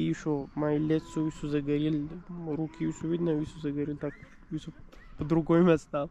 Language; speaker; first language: Russian; non-native, learner; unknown